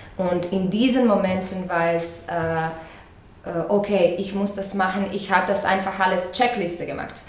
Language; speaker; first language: German; non-native, fluent; Croatian